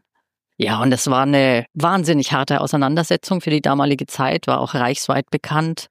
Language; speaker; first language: German; native; German